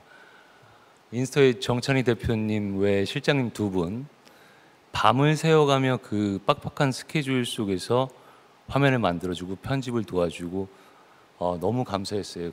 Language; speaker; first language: Korean; native; Korean